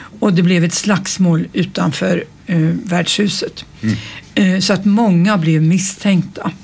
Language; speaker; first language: Swedish; native; Swedish